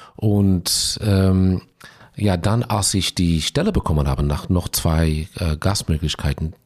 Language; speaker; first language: German; non-native, fluent; English